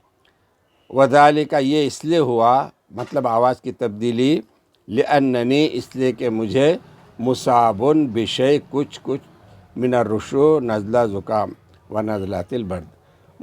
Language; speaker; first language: Urdu; native; Urdu